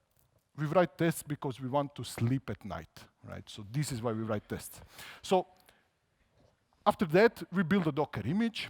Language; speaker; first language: English; non-native, fluent; Croatian